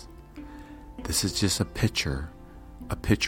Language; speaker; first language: English; native; English